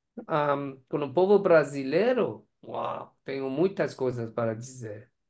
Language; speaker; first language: Portuguese; non-native, learner; Persian